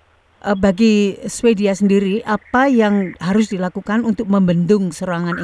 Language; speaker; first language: Indonesian; native; Indonesian